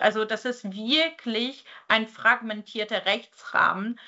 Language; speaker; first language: German; native; German